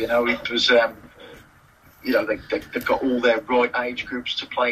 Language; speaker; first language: English; native; English